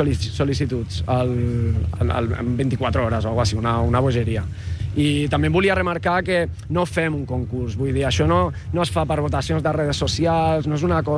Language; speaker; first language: Catalan; non-native, local second language; Spanish